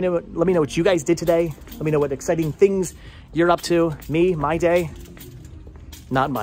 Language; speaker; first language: English; native; English